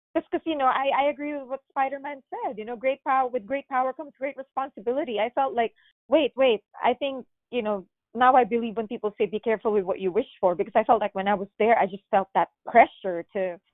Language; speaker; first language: English; non-native, local second language; Filipino